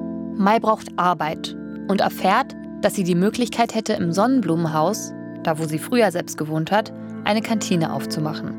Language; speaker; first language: German; native; German